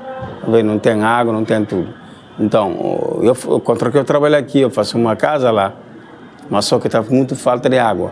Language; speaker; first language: Portuguese; non-native, learner; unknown